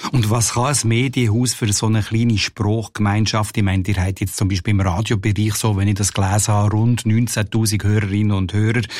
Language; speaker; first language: German; native; German